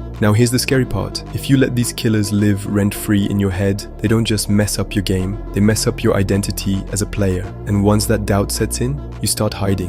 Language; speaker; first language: English; native; English